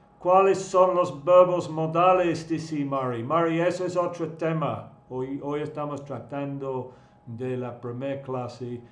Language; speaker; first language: Spanish; non-native, fluent; English